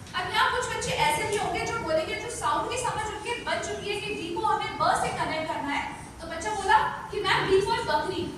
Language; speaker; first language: Hindi; native; Hindi